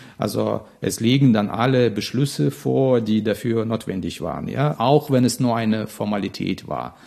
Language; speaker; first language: German; non-native, fluent; Russian